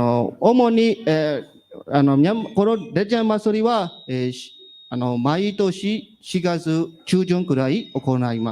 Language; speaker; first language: Japanese; non-native, learner; Burmese